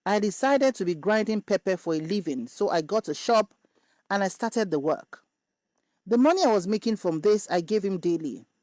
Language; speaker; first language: English; non-native, local second language; Yoruba